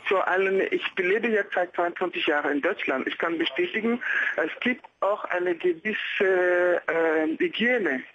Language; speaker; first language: German; non-native, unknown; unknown